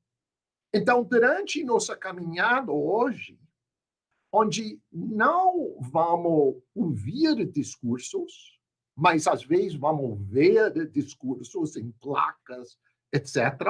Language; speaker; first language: Portuguese; non-native, fluent; English